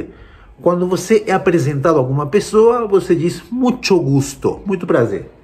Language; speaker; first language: Portuguese; non-native, fluent; Spanish